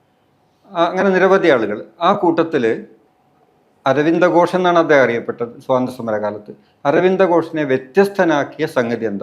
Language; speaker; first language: Malayalam; native; Malayalam